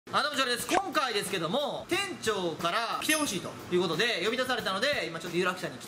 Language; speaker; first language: Japanese; native; Japanese